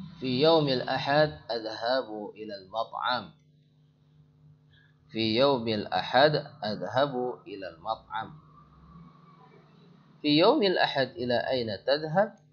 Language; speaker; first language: Arabic; non-native, fluent; Indonesian